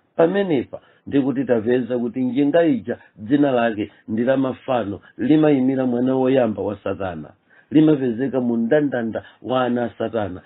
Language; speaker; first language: Nyanja; native; Nyanja